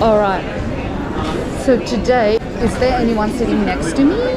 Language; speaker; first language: English; non-native, fluent; Japanese